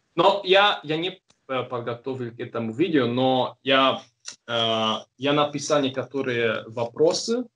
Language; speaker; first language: Russian; non-native, learner; Hungarian